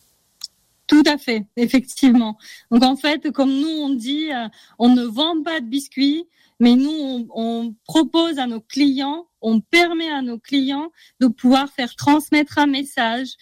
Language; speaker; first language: French; native; French